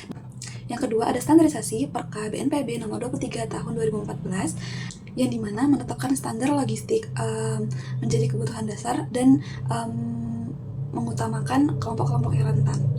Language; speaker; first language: Indonesian; native; Indonesian